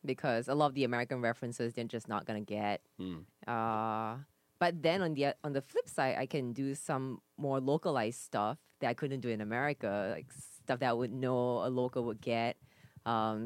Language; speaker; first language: English; native; English